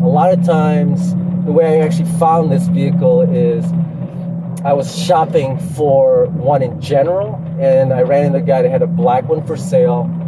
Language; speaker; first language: English; native; English